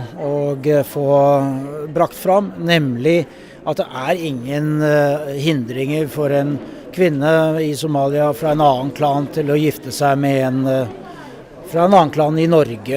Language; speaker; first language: Norwegian; native; Norwegian